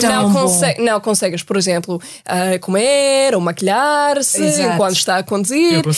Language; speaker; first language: Portuguese; non-native, fluent; English